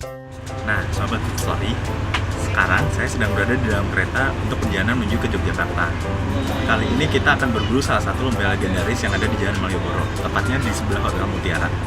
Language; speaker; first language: Indonesian; native; Indonesian